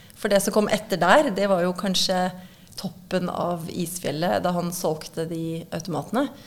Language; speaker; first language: Norwegian; native; Norwegian